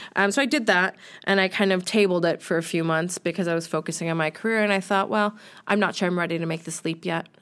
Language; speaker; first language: English; native; English